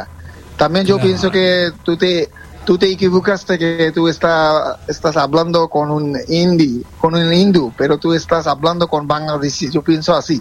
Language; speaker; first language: Spanish; non-native, fluent; Bangla